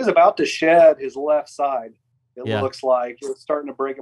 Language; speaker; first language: English; native; English